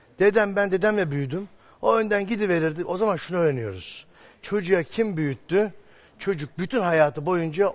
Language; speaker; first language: Turkish; native; Turkish